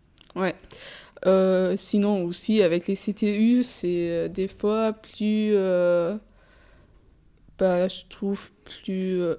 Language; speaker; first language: French; non-native, fluent; German